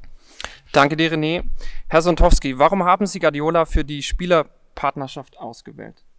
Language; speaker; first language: German; native; German